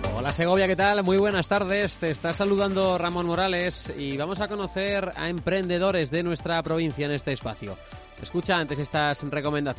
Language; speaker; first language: Spanish; native; Spanish